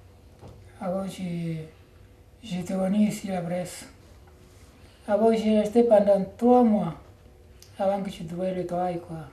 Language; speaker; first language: French; non-native, learner; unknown